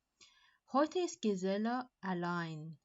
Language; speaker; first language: German; non-native, fluent; Persian